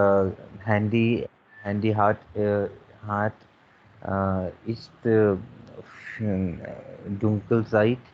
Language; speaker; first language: German; non-native, learner; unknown